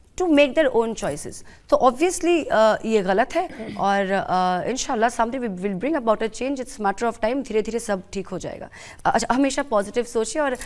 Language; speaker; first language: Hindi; non-native, local second language; Bangla